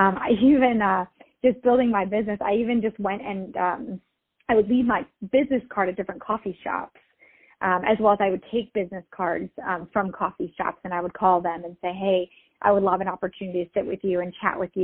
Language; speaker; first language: English; native; English